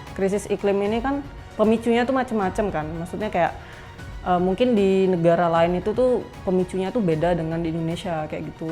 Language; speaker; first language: Indonesian; native; Indonesian